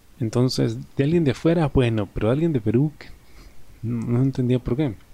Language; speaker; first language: Spanish; native; Spanish